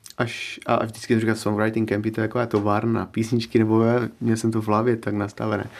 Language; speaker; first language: Czech; native; Czech